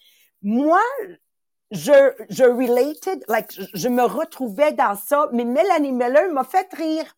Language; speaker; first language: French; native; French